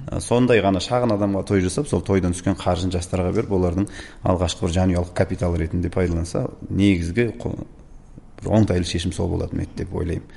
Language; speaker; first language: Kazakh; native; Kazakh